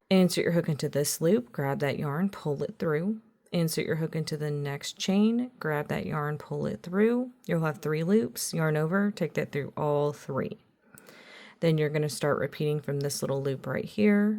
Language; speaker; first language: English; native; English